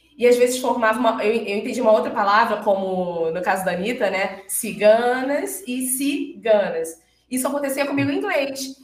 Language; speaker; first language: Portuguese; native; Portuguese